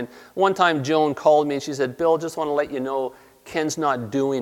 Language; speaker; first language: English; native; English